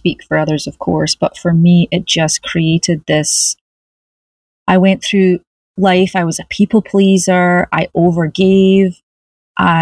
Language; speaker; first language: English; native; English